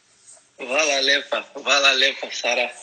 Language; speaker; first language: Slovenian; non-native, learner; Portuguese